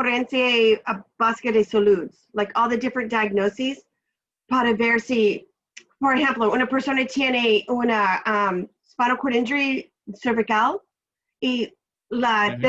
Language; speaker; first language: Spanish; non-native, learner; English